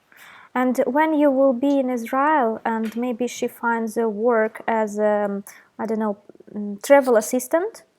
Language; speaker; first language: English; non-native, fluent; Russian